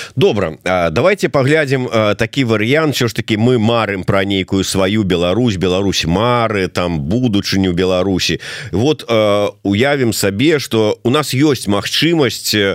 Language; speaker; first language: Belarusian; non-native, local second language; Russian